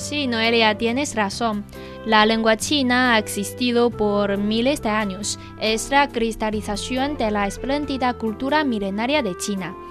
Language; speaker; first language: Spanish; non-native, fluent; Chinese